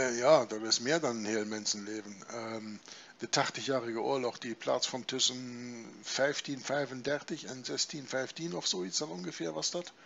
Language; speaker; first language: Dutch; non-native, fluent; German